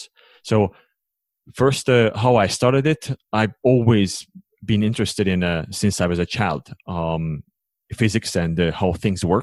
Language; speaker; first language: English; non-native, fluent; Hungarian